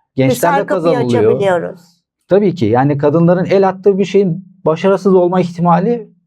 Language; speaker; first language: Turkish; native; Turkish